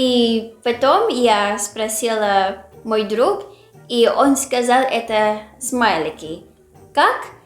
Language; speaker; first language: Russian; non-native, learner; Filipino